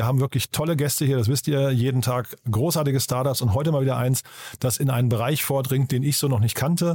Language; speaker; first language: German; native; German